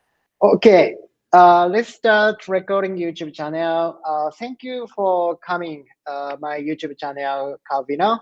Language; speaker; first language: English; non-native, learner; Japanese